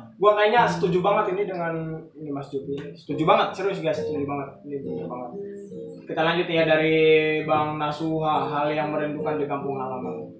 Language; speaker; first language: Indonesian; native; Indonesian